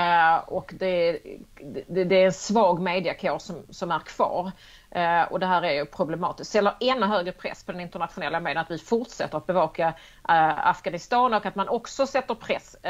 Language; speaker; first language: Swedish; native; Swedish